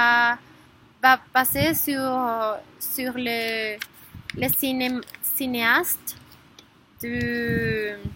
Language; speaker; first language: French; non-native, learner; Spanish